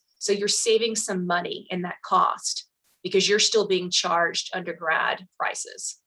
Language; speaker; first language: English; native; English